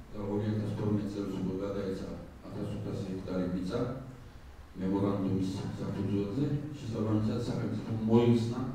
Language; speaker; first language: Georgian; non-native, local second language; Svan